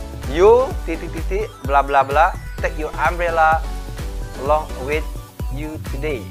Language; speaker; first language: English; non-native, fluent; Indonesian